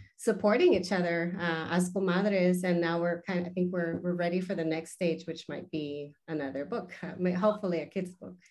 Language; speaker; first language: English; early bilingual, other home language; Spanish